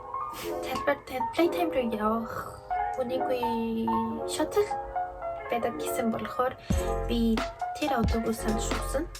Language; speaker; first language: Mongolian; early bilingual, heritage; Mongolian